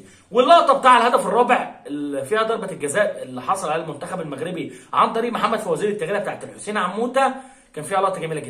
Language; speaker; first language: Arabic; native; Arabic